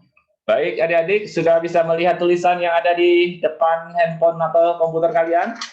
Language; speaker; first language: Indonesian; native; Indonesian